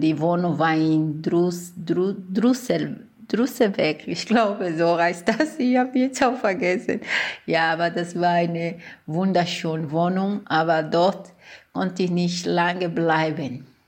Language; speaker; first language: German; non-native, fluent; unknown